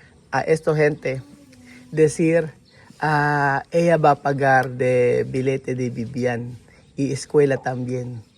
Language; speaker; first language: Spanish; non-native, learner; Filipino